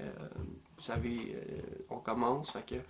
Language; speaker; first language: French; native; French